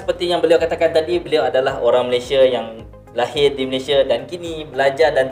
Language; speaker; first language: Malay; native; Malay